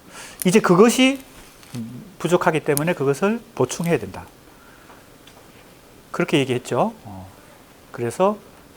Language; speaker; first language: Korean; native; Korean